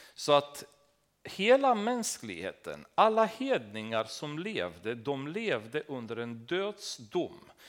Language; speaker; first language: Swedish; non-native, fluent; Romanian